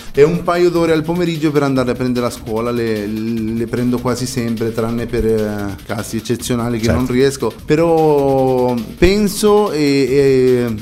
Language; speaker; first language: Italian; non-native, fluent; Spanish